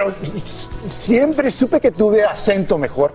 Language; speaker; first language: Spanish; non-native, learner; English